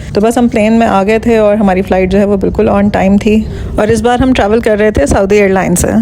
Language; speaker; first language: Urdu; native; Urdu